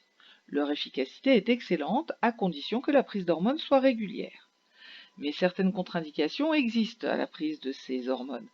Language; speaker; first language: French; native; French